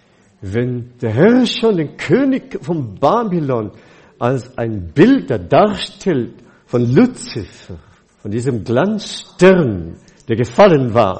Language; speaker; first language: German; non-native, fluent; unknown